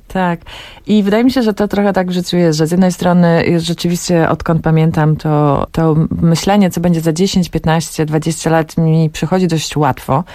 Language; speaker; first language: Polish; native; Polish